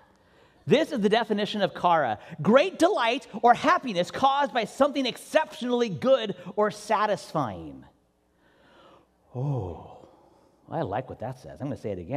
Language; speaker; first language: English; native; English